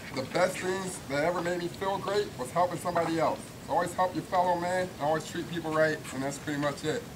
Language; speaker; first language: English; native; English